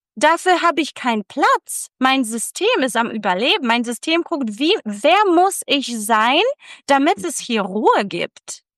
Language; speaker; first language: German; early bilingual, other home language; Polish